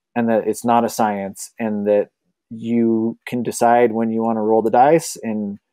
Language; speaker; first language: English; native; English